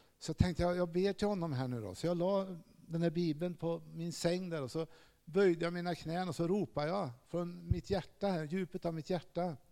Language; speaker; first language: Swedish; native; Swedish